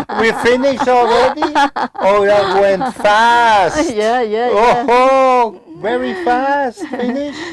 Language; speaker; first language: English; non-native, fluent; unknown